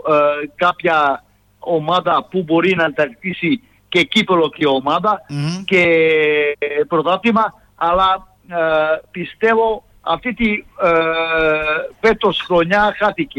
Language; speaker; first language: Greek; non-native, fluent; Serbian